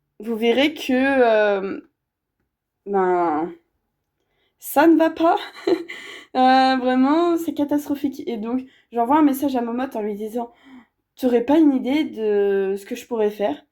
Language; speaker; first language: French; native; French